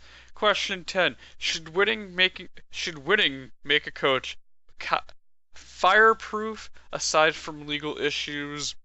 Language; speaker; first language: English; native; English